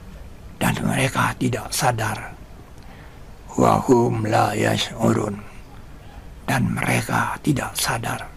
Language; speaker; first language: Indonesian; native; Indonesian